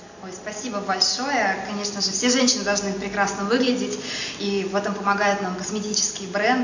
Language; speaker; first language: Russian; native; Russian